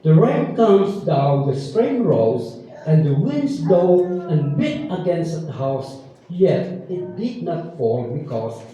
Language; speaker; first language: English; non-native, local second language; Filipino